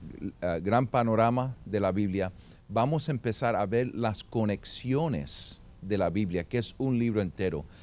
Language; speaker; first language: Spanish; early bilingual, heritage; Spanish